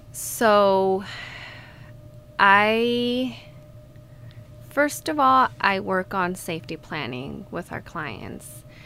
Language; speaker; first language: English; early bilingual, other home language; Spanish